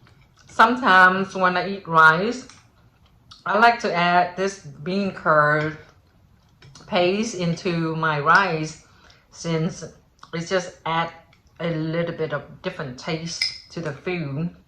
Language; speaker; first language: English; early bilingual, other home language; Vietnamese